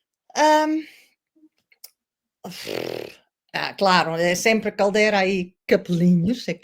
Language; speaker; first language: Portuguese; non-native, learner; Dutch